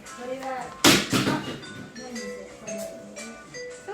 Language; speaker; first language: Japanese; non-native, learner; Filipino